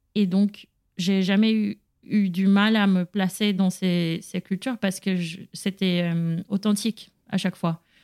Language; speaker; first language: French; non-native, fluent; Spanish